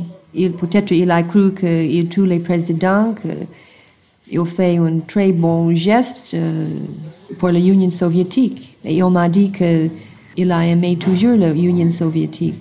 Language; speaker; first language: French; non-native, learner; English